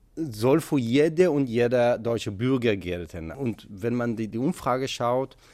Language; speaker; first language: German; non-native, fluent; Hebrew